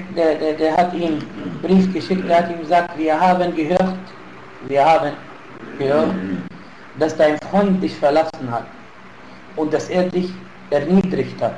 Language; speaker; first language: German; non-native, fluent; Arabic